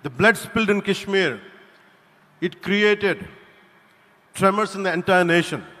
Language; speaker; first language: English; non-native, local second language; Telugu